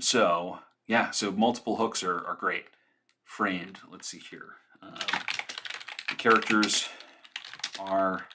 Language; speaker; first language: English; native; English